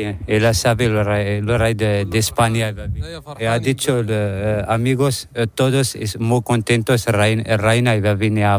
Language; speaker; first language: Spanish; non-native, learner; Arabic